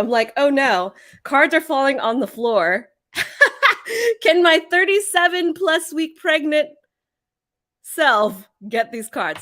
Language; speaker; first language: English; native; English